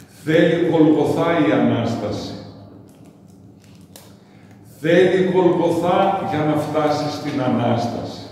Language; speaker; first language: Greek; native; Greek